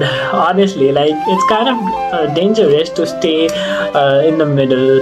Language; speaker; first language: English; non-native, local second language; Nepali